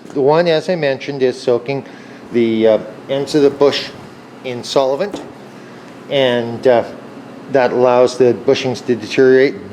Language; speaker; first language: English; native; English